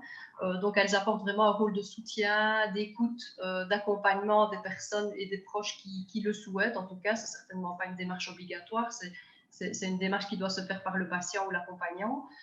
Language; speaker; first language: French; native; French